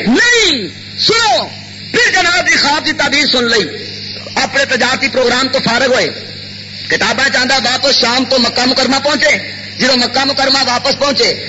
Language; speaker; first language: Urdu; non-native, local second language; Punjabi